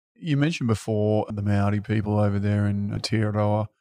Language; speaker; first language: English; native; English